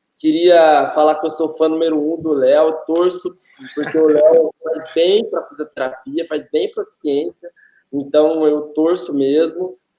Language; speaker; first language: Portuguese; native; Portuguese